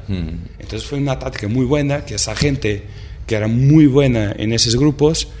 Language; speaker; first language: Spanish; non-native, fluent; Portuguese